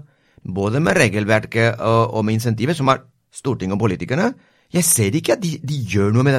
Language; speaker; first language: Norwegian; non-native, fluent; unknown